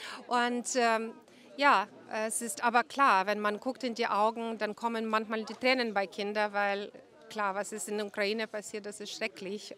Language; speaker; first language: German; non-native, fluent; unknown